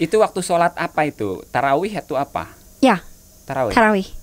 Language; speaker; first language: Indonesian; native; Indonesian